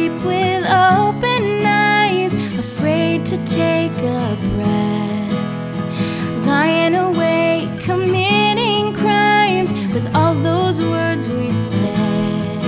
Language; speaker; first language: English; native; English